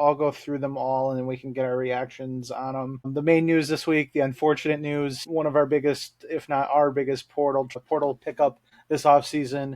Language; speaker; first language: English; native; English